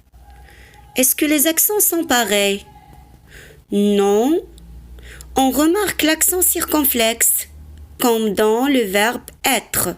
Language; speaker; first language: French; non-native, local second language; Arabic